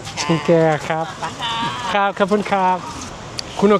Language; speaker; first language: Thai; non-native, learner; French